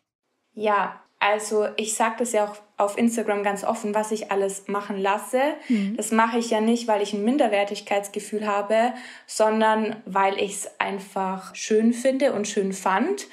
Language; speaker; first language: German; native; German